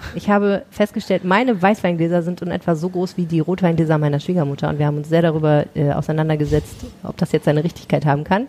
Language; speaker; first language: German; native; German